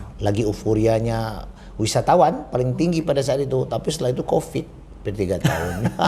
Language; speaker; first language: Indonesian; native; Indonesian